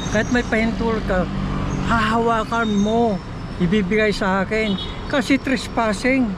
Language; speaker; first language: Filipino; non-native, local second language; Iloko